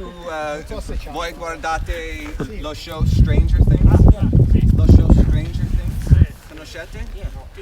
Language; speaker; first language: Italian; non-native, learner; English